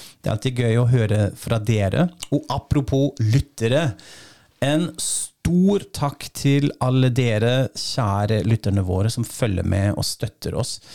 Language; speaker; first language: Norwegian; non-native, fluent; German